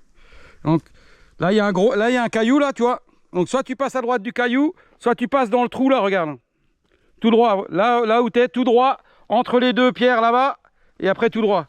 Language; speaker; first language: French; native; French